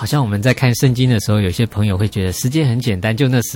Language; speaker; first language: Chinese; native; Chinese